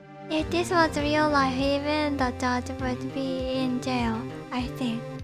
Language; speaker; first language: English; non-native, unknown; Japanese